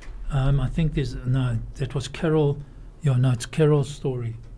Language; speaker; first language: English; native; English